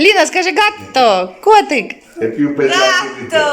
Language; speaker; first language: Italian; non-native, learner; Ukrainian